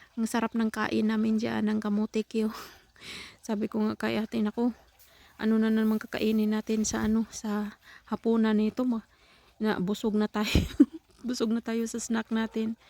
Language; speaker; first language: Filipino; non-native, local second language; Cebuano